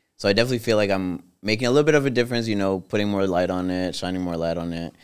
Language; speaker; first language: English; early bilingual, other home language; Spanish